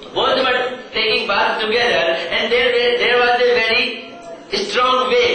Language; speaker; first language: English; non-native, local second language; Hindi